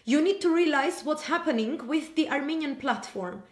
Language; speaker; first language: English; non-native, fluent; Armenian